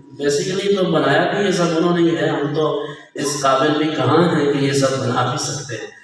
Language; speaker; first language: Urdu; non-native, local second language; Punjabi